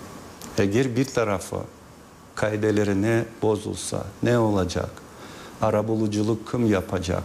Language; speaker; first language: Turkish; non-native, fluent; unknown